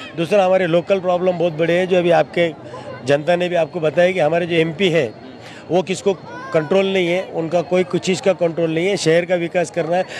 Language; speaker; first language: Hindi; non-native, local second language; Marathi